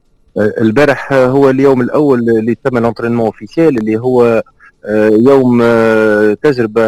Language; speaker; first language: Arabic; native; Arabic